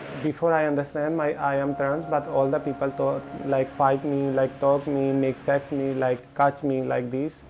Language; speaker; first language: English; non-native, learner; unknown